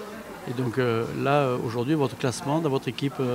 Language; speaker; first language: French; native; French